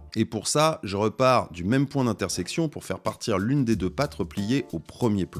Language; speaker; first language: French; native; French